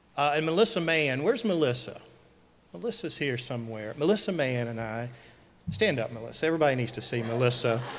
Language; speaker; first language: English; native; English